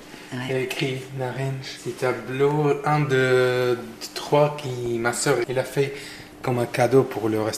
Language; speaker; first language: French; non-native, learner; Arabic